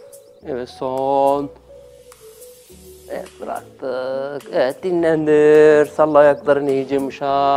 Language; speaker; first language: Turkish; native; Turkish